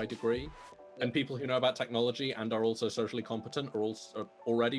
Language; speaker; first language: English; native; English